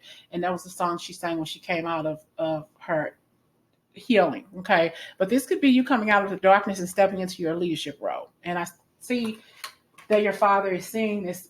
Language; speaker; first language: English; native; English